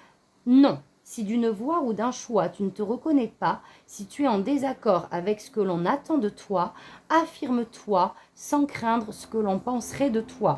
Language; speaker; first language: French; native; French